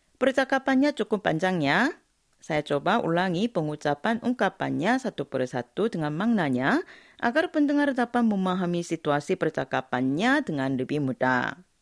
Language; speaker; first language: Indonesian; non-native, fluent; Korean